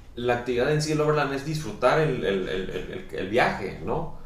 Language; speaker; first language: Spanish; native; Spanish